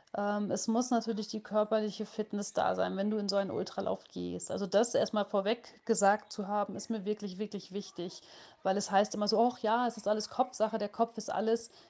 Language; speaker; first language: German; native; German